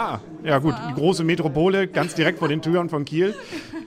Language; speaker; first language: German; native; German